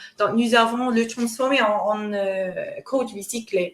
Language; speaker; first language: French; non-native, fluent; English